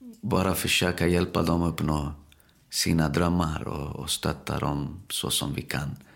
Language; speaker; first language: Swedish; early bilingual, other home language; Spanish